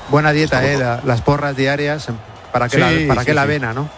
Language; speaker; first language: Spanish; native; Spanish